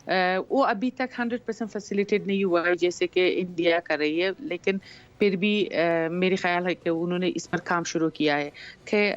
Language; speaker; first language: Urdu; non-native, fluent; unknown